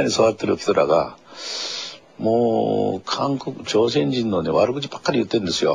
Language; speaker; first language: Japanese; non-native, fluent; Korean